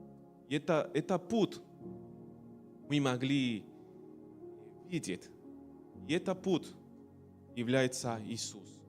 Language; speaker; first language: Russian; non-native, learner; Spanish